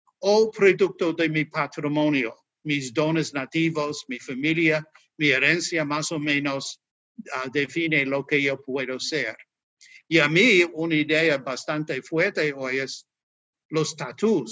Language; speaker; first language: Spanish; non-native, learner; English